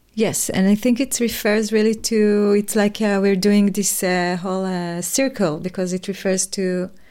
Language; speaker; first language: English; non-native, fluent; Hebrew